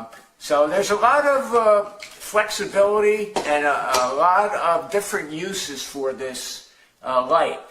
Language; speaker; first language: English; native; English